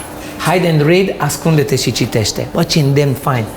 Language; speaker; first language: Romanian; native; Romanian